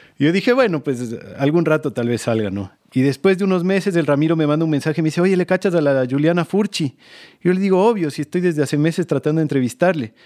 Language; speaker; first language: Spanish; native; Spanish